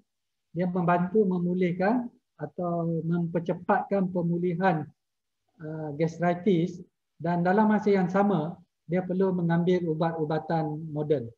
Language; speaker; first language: Malay; native; Malay